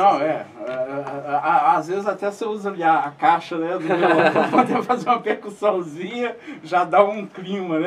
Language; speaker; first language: Portuguese; native; Portuguese